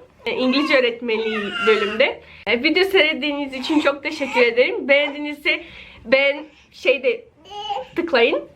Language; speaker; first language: Turkish; non-native, fluent; Portuguese